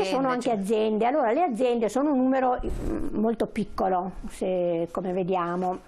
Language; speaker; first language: Italian; native; Italian